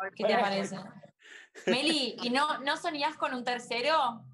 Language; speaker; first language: Spanish; native; Spanish